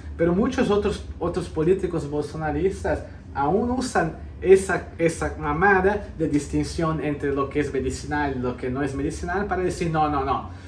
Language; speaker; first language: Spanish; early bilingual, heritage; Spanish